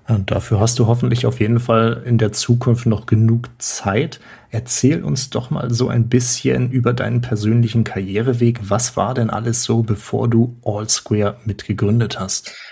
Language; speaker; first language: German; native; German